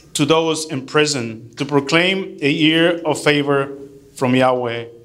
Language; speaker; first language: English; early bilingual, other home language; Spanish